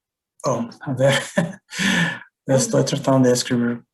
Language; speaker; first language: Spanish; non-native, learner; English